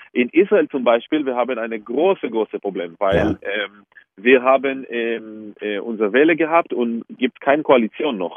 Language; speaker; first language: German; non-native, fluent; Hebrew